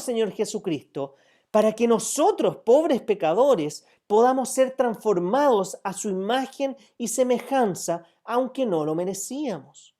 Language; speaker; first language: Spanish; native; Spanish